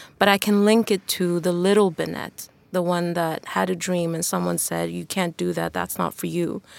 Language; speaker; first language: English; non-native, fluent; Wolof